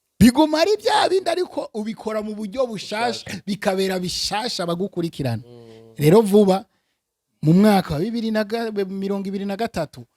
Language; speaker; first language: Rundi; early bilingual, heritage; Rundi